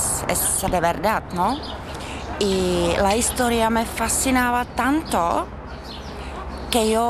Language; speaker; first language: Spanish; non-native, fluent; Czech